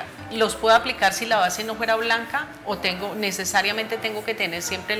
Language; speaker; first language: Spanish; native; Spanish